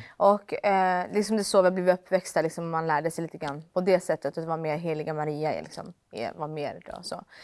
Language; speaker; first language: Swedish; native; Swedish